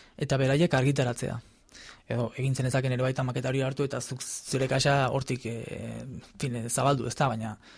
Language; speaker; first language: Basque; native; Basque